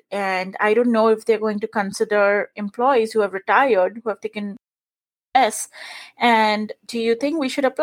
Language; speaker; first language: English; non-native, local second language; Punjabi